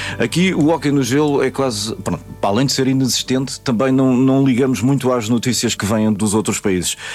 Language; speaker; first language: Portuguese; native; Portuguese